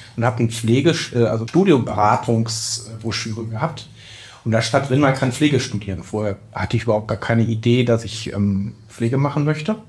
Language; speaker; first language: German; native; German